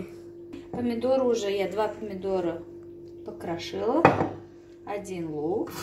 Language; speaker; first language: Russian; non-native, fluent; Turkmen